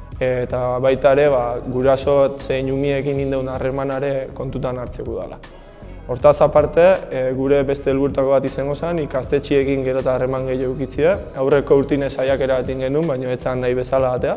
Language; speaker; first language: Basque; native; Basque